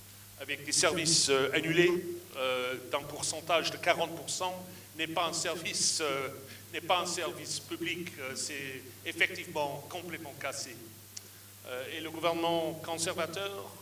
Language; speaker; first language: French; non-native, fluent; English